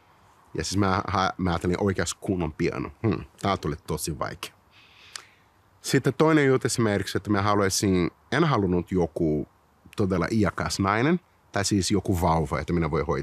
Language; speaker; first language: Finnish; non-native, fluent; Portuguese